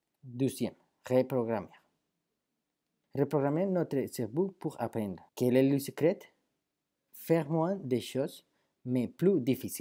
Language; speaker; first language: French; non-native, fluent; Spanish